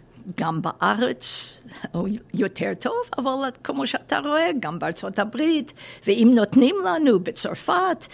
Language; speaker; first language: Hebrew; non-native, fluent; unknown